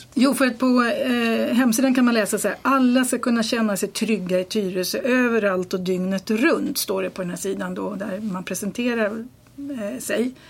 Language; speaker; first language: Swedish; native; Swedish